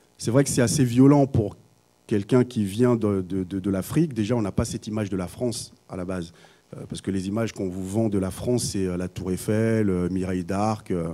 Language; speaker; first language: French; early bilingual, other home language; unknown